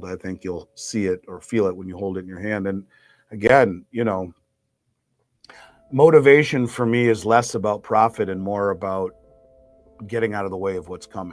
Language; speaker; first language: English; native; English